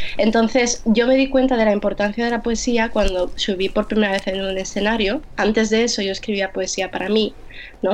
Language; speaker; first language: Spanish; early bilingual, other home language; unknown